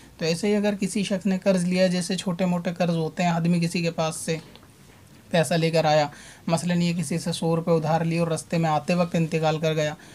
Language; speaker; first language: Urdu; native; Urdu